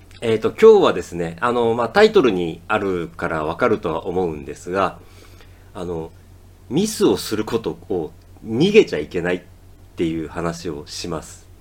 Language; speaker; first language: Japanese; native; Japanese